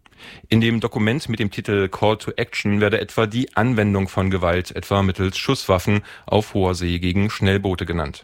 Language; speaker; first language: German; native; German